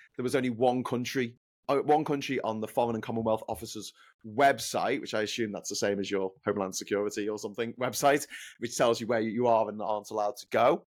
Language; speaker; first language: English; native; English